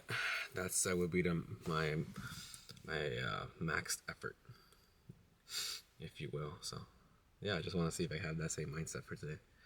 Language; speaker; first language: English; native; English